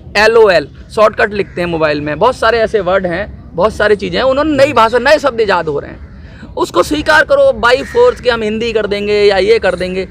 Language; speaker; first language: Hindi; native; Hindi